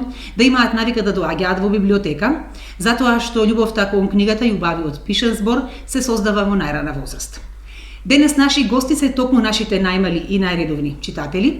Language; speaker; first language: Macedonian; native; Macedonian